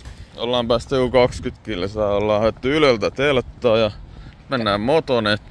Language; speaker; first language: Finnish; native; Finnish